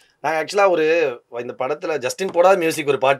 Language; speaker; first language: Tamil; native; Tamil